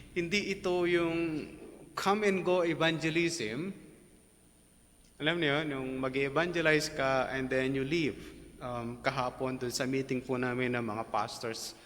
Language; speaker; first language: Filipino; native; Filipino